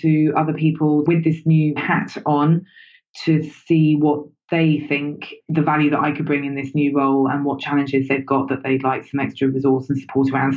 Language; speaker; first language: English; native; English